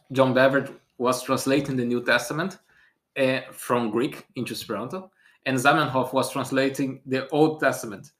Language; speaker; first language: English; non-native, fluent; Portuguese